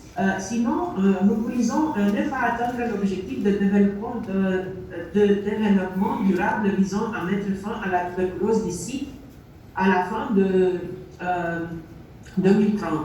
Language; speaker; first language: French; non-native, learner; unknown